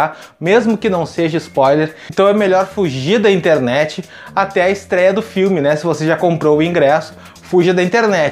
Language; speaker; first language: Portuguese; native; Portuguese